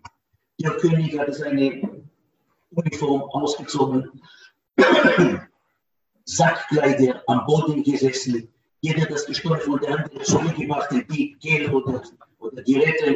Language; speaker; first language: German; non-native, learner; Hebrew